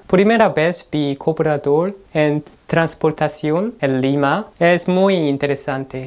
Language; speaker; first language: Spanish; non-native, learner; Korean